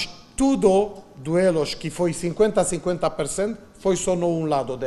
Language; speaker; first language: Portuguese; non-native, learner; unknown